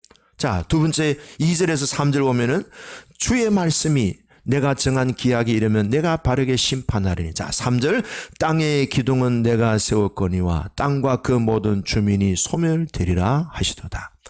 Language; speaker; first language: Korean; native; Korean